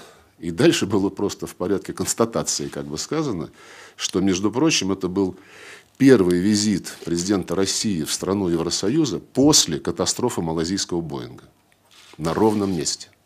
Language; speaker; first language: Russian; native; Russian